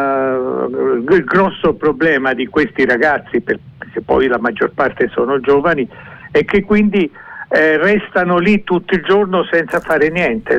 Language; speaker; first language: Italian; native; Italian